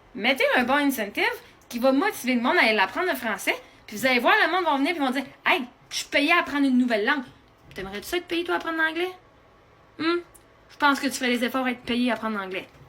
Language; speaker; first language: French; native; French